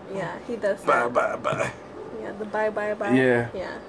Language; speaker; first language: English; native; English